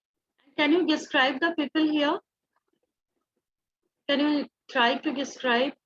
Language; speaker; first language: English; non-native, fluent; Bangla